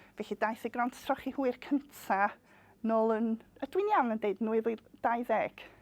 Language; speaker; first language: Welsh; non-native, local second language; English